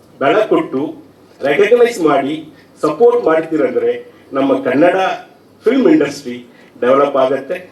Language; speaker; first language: Kannada; non-native, learner; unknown